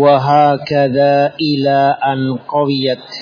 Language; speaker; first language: Arabic; non-native, fluent; Indonesian